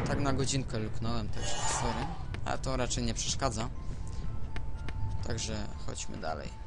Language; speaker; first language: Polish; native; Polish